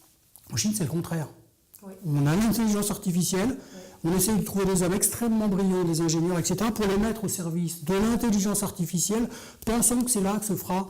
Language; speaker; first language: French; native; French